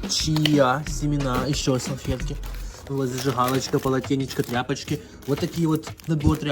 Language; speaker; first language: Russian; native; Russian